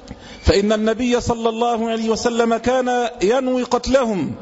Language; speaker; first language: Arabic; native; Arabic